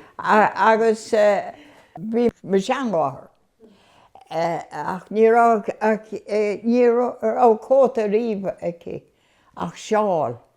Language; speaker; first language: Irish; native; Irish